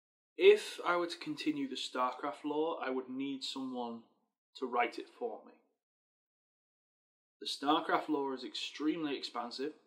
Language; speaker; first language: English; native; English